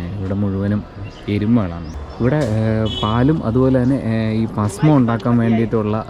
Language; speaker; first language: Malayalam; native; Malayalam